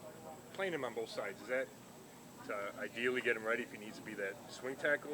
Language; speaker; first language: English; native; English